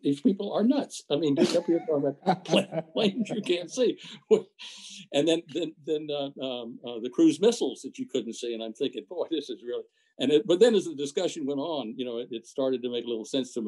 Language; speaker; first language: English; native; English